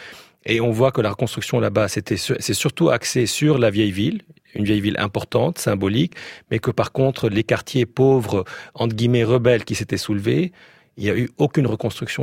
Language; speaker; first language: French; native; French